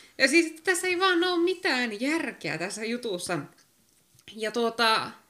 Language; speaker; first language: Finnish; native; Finnish